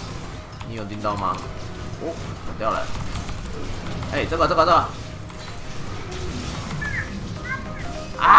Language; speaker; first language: Chinese; native; Chinese